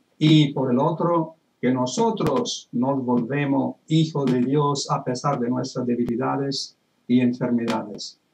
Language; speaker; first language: Spanish; non-native, fluent; Italian